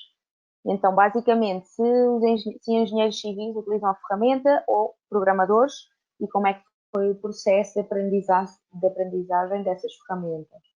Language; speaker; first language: Portuguese; native; Portuguese